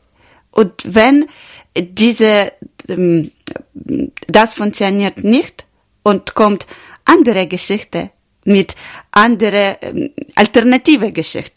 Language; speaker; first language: German; non-native, learner; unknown